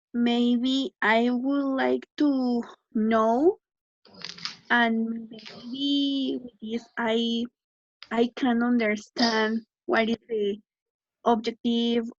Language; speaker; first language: English; non-native, learner; Spanish